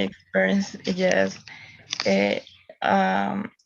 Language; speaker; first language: English; non-native, learner; Spanish